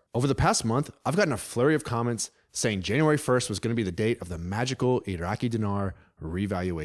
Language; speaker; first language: English; native; English